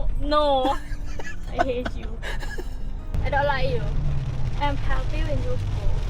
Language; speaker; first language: English; non-native, learner; Thai